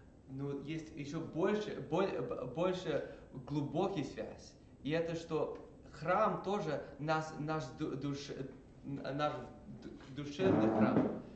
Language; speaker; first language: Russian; early bilingual, heritage; English